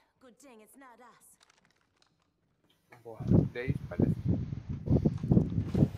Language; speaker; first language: Portuguese; non-native, learner; Spanish